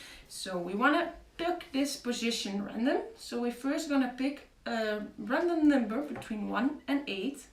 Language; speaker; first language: English; non-native, fluent; Dutch